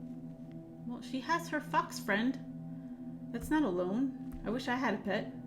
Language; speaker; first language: English; native; English